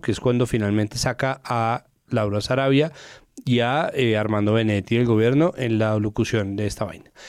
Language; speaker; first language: Spanish; native; Spanish